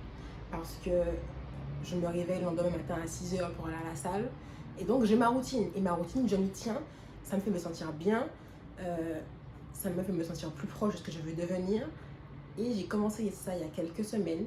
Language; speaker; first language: French; native; French